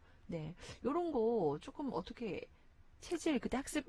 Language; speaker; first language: Korean; native; Korean